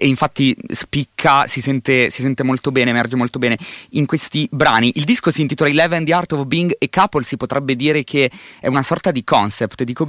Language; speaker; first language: Italian; native; Italian